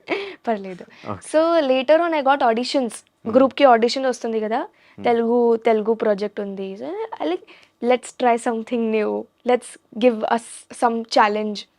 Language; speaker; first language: Telugu; non-native, learner; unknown